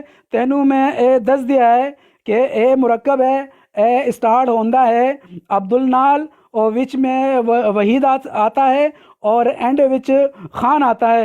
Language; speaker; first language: Urdu; native; Urdu